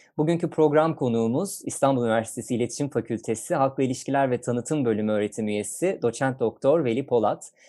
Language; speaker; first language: Turkish; native; Turkish